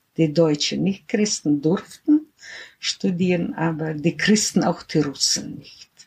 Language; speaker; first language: German; early bilingual, heritage; German